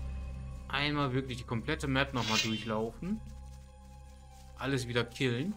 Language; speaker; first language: German; native; German